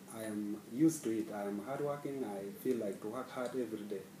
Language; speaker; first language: English; non-native, fluent; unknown